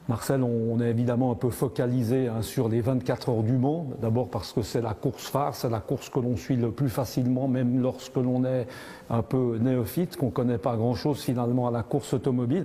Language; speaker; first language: French; native; French